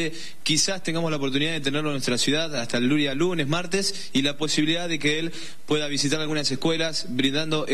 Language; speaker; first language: Spanish; native; Spanish